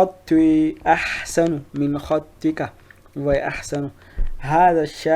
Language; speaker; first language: Arabic; non-native, fluent; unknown